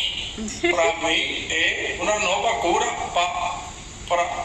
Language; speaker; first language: Portuguese; non-native, learner; Spanish